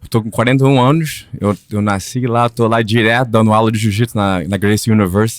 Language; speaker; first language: Portuguese; early bilingual, heritage; Portuguese